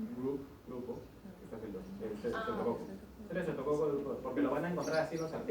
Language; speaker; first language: Spanish; native; Spanish